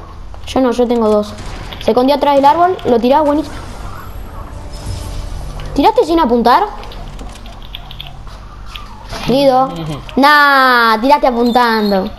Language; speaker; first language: Spanish; native; Spanish